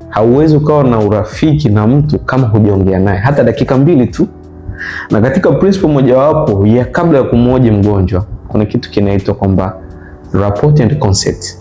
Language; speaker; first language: Swahili; native; Swahili